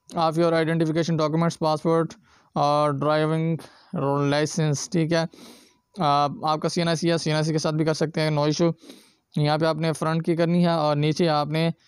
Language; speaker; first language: Urdu; non-native, local second language; Punjabi